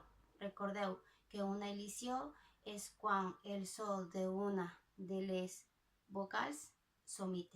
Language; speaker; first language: Catalan; non-native, local second language; Spanish